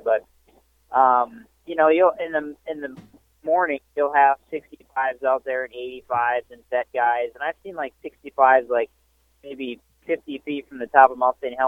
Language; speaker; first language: English; native; English